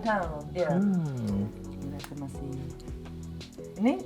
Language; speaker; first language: Indonesian; non-native, fluent; English